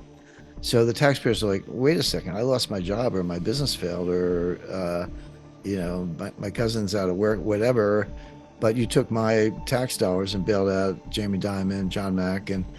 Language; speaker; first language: English; native; English